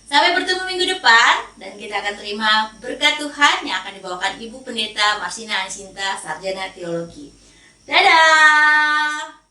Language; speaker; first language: Indonesian; native; Indonesian